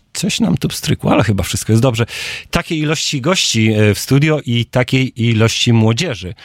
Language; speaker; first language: Polish; native; Polish